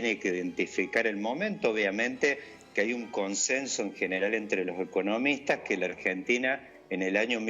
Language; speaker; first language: Spanish; native; Spanish